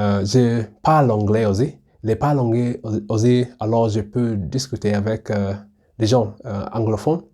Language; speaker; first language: French; non-native, learner; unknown